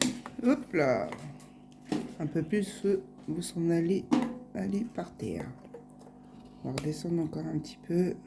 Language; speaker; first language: French; native; French